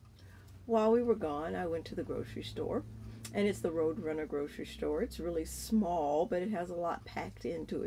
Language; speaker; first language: English; native; English